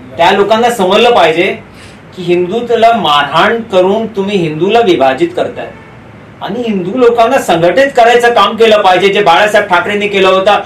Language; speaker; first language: Marathi; non-native, local second language; Hindi